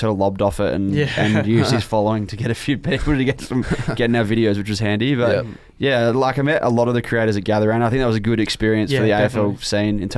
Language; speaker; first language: English; native; English